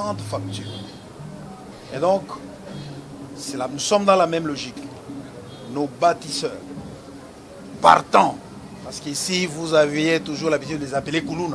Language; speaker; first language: French; non-native, local second language; Lingala